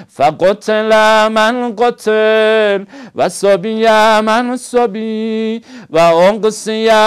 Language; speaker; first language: Arabic; non-native, fluent; Persian